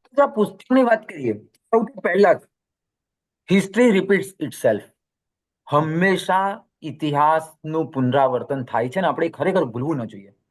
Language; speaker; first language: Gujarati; native; Gujarati